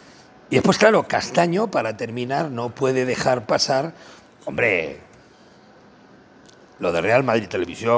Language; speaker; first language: Spanish; native; Spanish